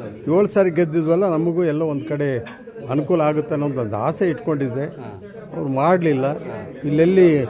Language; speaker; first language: Kannada; native; Kannada